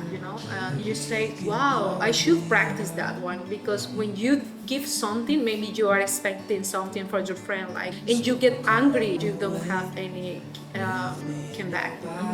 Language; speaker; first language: English; non-native, fluent; Spanish